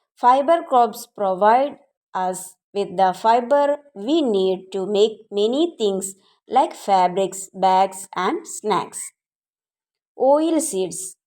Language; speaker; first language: English; non-native, local second language; Malayalam